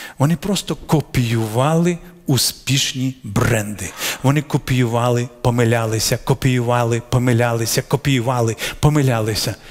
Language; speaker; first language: Ukrainian; non-native, local second language; Russian